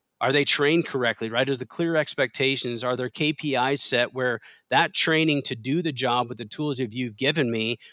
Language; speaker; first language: English; native; English